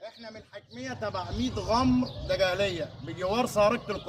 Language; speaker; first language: Arabic; native; Arabic